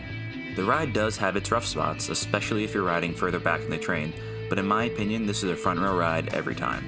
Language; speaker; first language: English; native; English